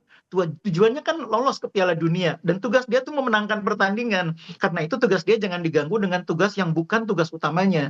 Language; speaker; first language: Indonesian; native; Indonesian